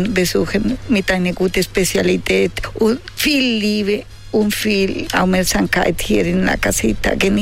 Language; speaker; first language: German; non-native, learner; Spanish